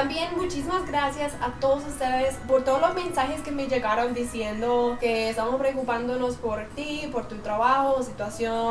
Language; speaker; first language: Spanish; non-native, fluent; English